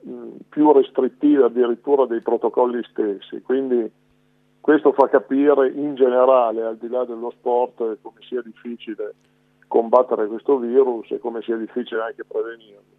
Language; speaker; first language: Italian; native; Italian